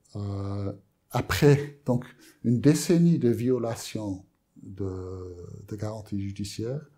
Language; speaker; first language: French; native; French